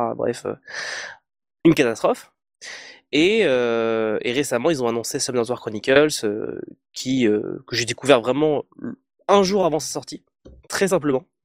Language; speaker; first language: French; native; French